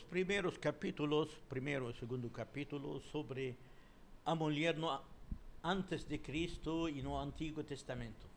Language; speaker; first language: Portuguese; non-native, fluent; Arabic